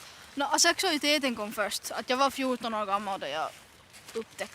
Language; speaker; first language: Swedish; non-native, local second language; Finnish